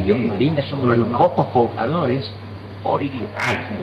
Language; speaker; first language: Spanish; native; Spanish